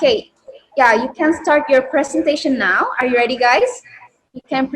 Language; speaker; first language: English; non-native, learner; Indonesian